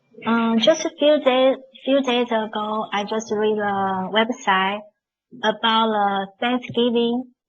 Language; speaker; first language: English; non-native, learner; Chinese